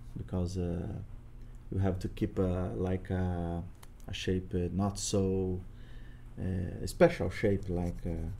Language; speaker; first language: English; non-native, learner; Portuguese